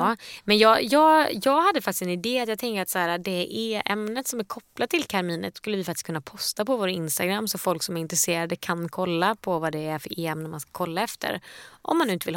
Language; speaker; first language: Swedish; native; Swedish